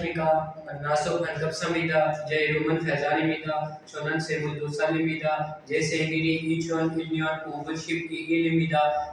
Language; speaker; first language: Korean; non-native, learner; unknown